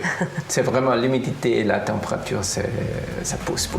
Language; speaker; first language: French; non-native, fluent; German